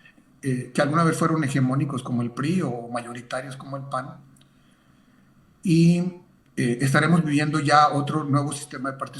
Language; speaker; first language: Spanish; native; Spanish